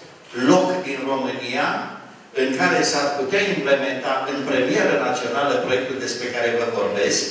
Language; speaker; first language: Romanian; native; Romanian